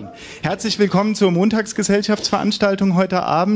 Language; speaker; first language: German; native; German